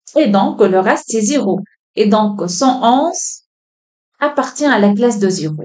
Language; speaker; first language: French; non-native, local second language; Arabic